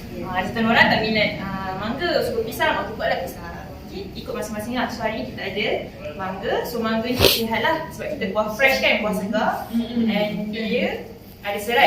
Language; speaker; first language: Malay; native; Malay